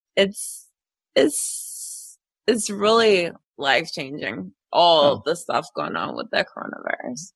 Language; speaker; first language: English; native; English